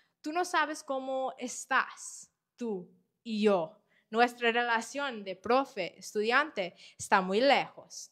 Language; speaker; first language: Spanish; non-native, fluent; English